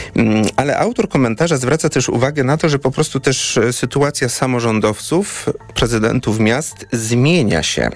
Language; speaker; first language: Polish; native; Polish